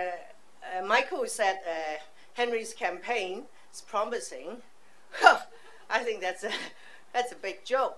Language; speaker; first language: English; non-native, local second language; Cantonese